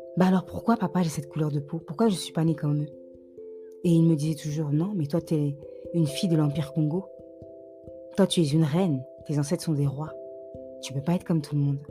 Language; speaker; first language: French; native; French